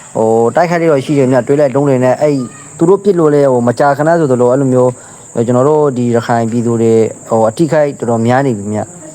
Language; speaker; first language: Burmese; native; Burmese